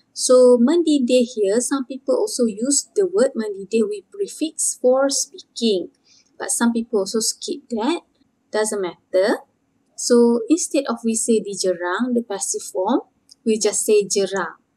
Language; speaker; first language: English; non-native, local second language; Malay